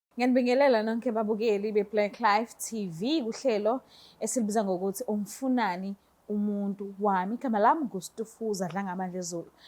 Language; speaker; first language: Zulu; native; Zulu